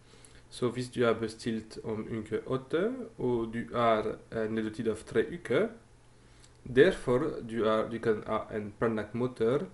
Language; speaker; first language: Norwegian; non-native, fluent; French